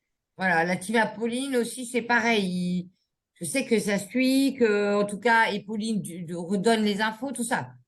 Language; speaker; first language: French; native; French